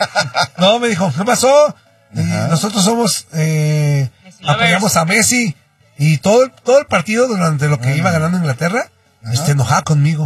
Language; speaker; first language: Spanish; native; Spanish